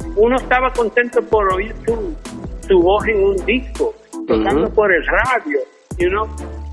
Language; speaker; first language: Spanish; early bilingual, heritage; Spanish